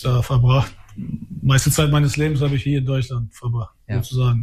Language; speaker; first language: German; early bilingual, other home language; Albanian